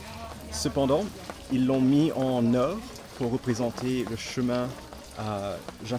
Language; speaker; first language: French; non-native, fluent; English